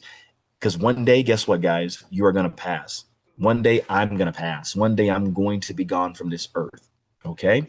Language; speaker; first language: English; native; English